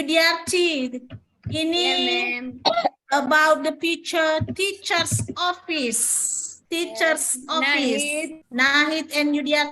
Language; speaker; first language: English; non-native, learner; Indonesian